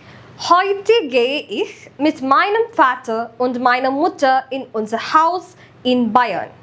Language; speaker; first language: German; non-native, fluent; Malayalam